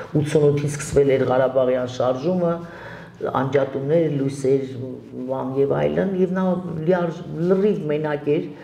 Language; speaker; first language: Armenian; native; Armenian